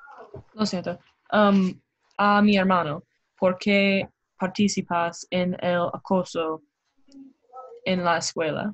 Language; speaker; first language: Spanish; non-native, learner; English